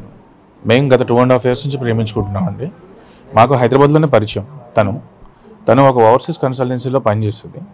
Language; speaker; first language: Telugu; native; Telugu